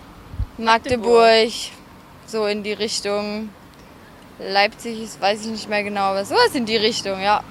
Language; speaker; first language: German; native; German